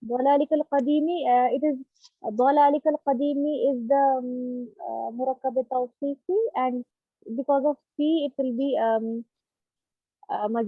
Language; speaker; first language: Arabic; non-native, learner; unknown